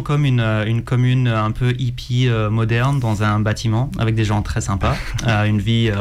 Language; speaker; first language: French; non-native, fluent; English